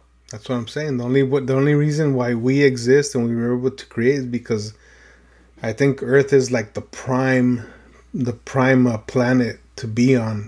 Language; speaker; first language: English; early bilingual, other home language; Spanish